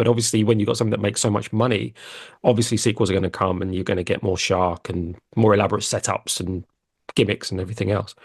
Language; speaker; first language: English; native; English